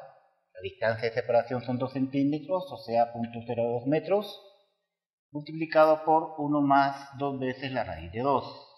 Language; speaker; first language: Spanish; native; Spanish